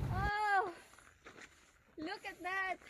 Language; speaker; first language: English; non-native, local second language; Filipino